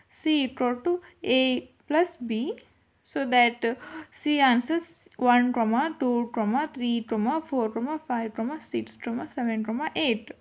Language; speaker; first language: English; non-native, local second language; Kannada